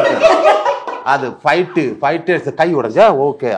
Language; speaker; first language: Tamil; non-native, learner; Malayalam